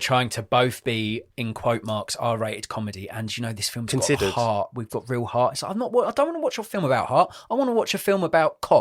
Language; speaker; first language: English; native; English